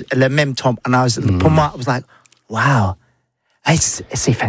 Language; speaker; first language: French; non-native, learner; English